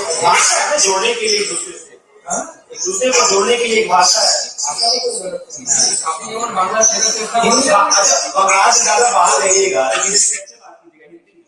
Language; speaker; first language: Hindi; non-native, local second language; Bangla